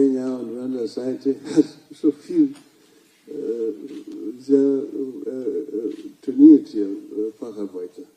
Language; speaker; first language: German; non-native, fluent; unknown